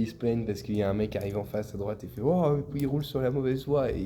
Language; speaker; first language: French; native; French